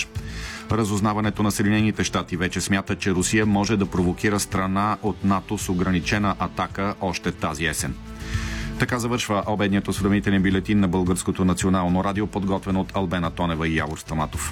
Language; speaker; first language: Bulgarian; native; Bulgarian